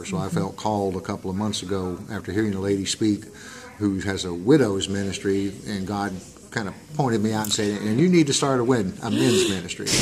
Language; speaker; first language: English; native; English